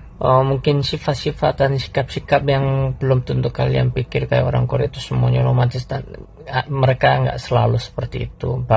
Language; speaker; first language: Indonesian; non-native, fluent; Korean